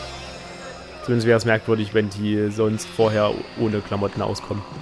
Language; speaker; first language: German; native; German